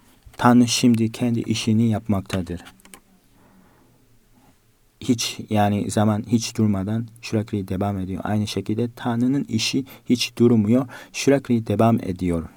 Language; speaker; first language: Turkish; non-native, fluent; Korean